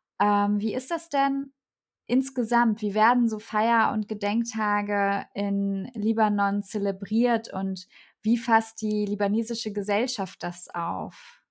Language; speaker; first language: German; native; German